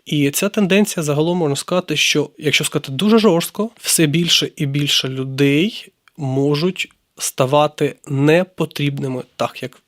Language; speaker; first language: Ukrainian; native; Ukrainian